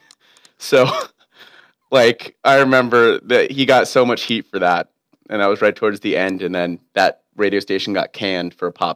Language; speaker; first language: English; native; English